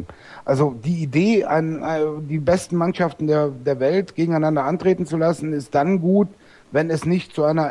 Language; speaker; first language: German; native; German